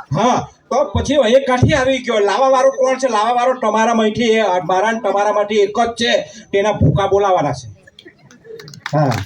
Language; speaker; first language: Gujarati; non-native, local second language; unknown